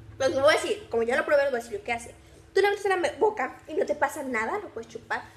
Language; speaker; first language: Spanish; native; Spanish